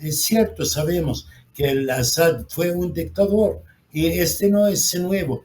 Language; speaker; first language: Spanish; non-native, fluent; Arabic